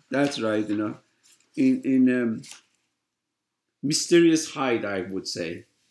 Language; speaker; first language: English; non-native, fluent; Persian